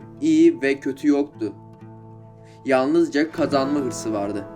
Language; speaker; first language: Turkish; native; Turkish